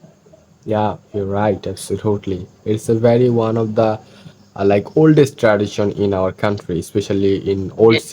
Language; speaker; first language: English; non-native, fluent; Bangla